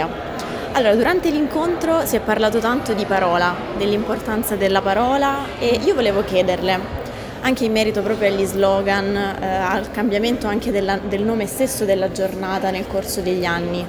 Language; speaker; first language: Italian; native; Italian